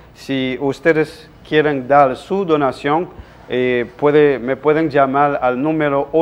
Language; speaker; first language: Spanish; non-native, fluent; Haitian Creole